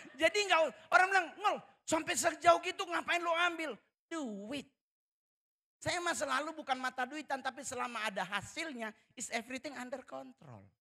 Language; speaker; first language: Indonesian; native; Indonesian